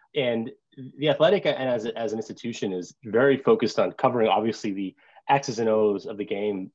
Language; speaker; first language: English; native; English